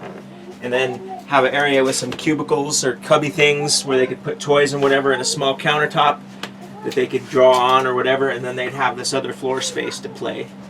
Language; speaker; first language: English; native; English